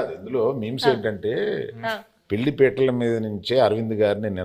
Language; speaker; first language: Telugu; native; Telugu